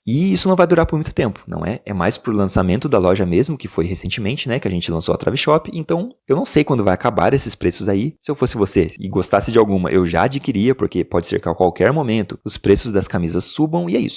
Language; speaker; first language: Portuguese; native; Portuguese